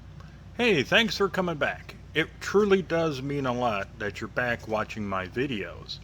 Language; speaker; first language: English; native; English